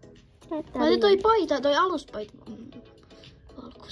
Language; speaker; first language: Finnish; native; Finnish